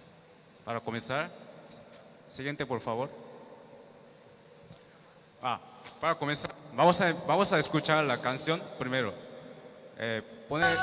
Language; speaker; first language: Spanish; non-native, learner; Korean